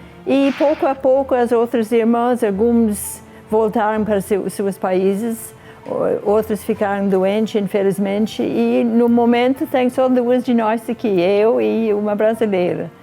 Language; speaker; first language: Portuguese; non-native, fluent; English